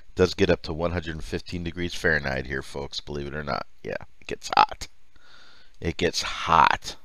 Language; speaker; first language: English; early bilingual, other home language; Finnish